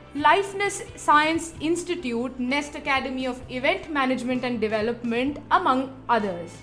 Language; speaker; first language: English; non-native, local second language; Hindi